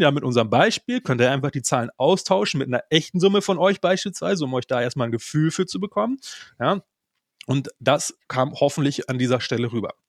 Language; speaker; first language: German; native; German